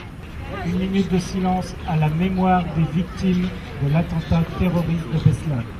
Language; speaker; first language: French; native; French